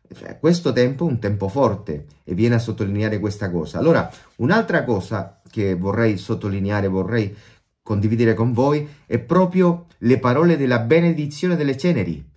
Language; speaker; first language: Italian; non-native, fluent; Spanish